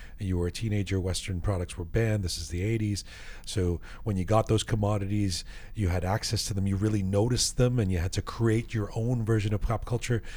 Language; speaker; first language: English; early bilingual, other home language; Persian